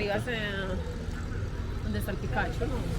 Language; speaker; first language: Spanish; native; Spanish